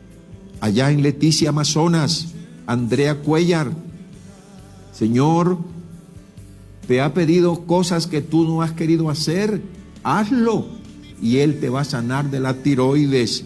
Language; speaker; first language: Spanish; native; Spanish